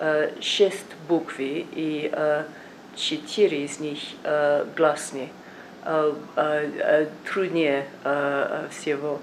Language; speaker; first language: Russian; non-native, learner; English